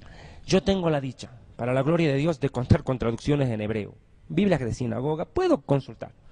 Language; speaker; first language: Spanish; native; Spanish